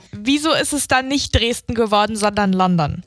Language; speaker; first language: German; native; German